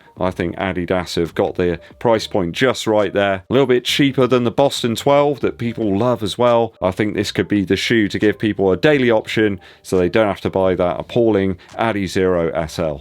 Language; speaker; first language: English; native; English